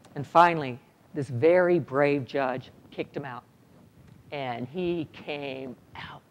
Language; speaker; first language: English; native; English